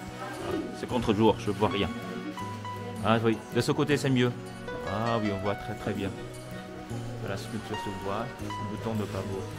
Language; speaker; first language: French; non-native, fluent; Vietnamese